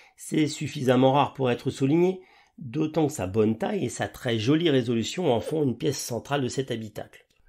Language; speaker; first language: French; native; French